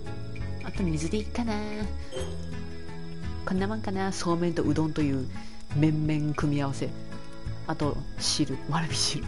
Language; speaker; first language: Japanese; native; Japanese